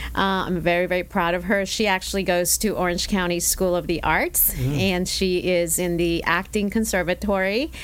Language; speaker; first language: English; early bilingual, other home language; Spanish